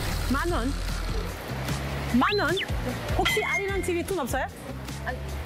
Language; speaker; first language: Korean; non-native, learner; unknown